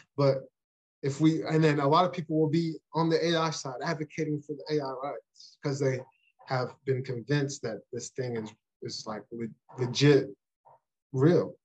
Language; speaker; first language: English; early bilingual, other home language; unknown